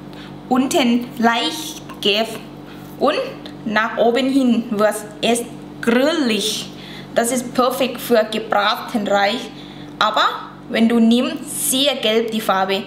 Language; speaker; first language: German; non-native, learner; Thai